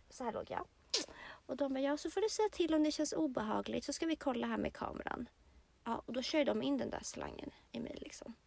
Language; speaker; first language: Swedish; native; Swedish